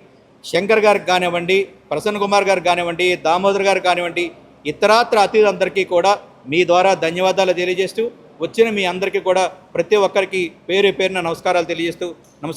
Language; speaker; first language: Telugu; native; Telugu